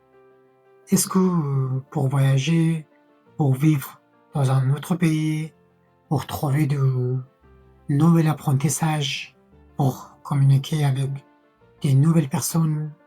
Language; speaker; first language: French; non-native, fluent; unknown